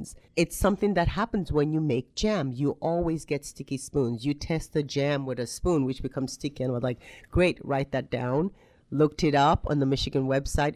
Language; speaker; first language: English; non-native, local second language; Yoruba